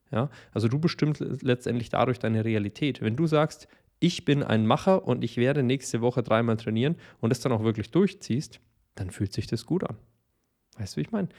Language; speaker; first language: German; native; German